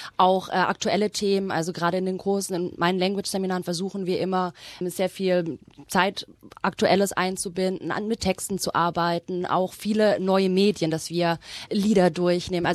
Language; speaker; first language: German; native; German